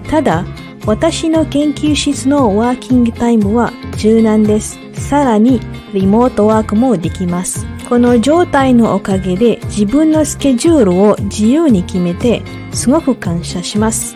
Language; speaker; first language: Japanese; non-native, learner; Malay